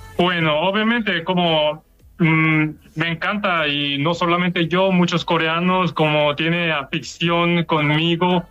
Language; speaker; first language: Spanish; non-native, learner; Korean